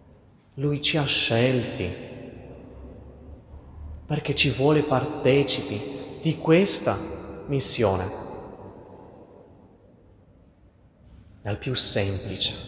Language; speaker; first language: Italian; non-native, fluent; Portuguese